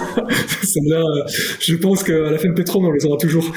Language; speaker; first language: French; native; French